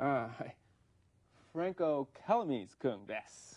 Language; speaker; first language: Japanese; non-native, fluent; English